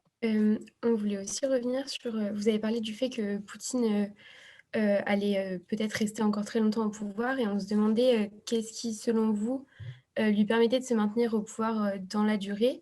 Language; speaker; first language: French; native; French